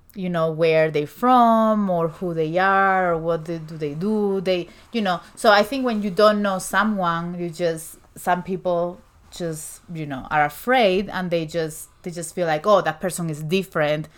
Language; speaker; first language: English; non-native, fluent; Spanish